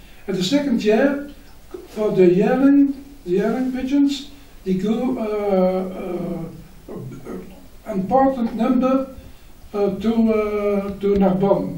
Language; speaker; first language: English; non-native, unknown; Dutch